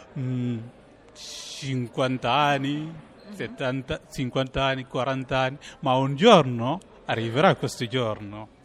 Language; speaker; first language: Italian; non-native, fluent; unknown